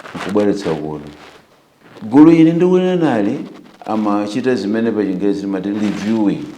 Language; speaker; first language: Nyanja; native; Nyanja